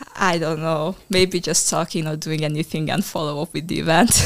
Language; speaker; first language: English; non-native, fluent; Hungarian